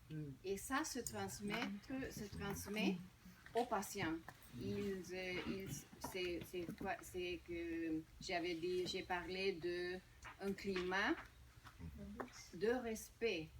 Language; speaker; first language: French; non-native, fluent; Spanish